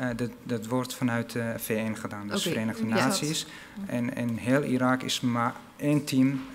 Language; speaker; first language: Dutch; non-native, fluent; Arabic